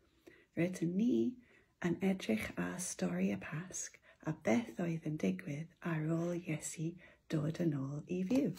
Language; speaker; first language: Welsh; non-native, local second language; English